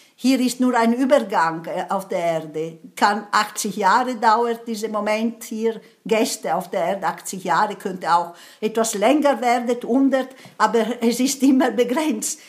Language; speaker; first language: German; non-native, fluent; Italian